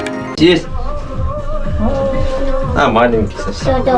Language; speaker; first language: Russian; native; Russian